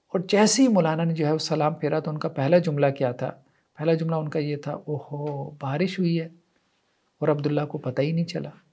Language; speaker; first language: Urdu; native; Urdu